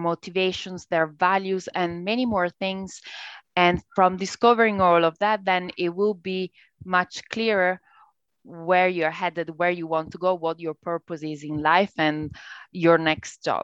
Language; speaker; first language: English; non-native, fluent; Italian